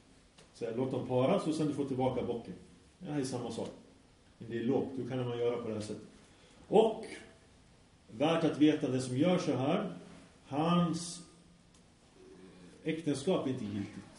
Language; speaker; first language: Swedish; early bilingual, other home language; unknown